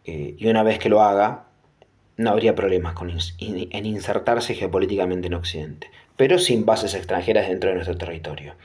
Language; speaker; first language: Spanish; native; Spanish